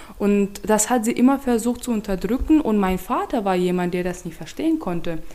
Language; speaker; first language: German; non-native, fluent; Turkmen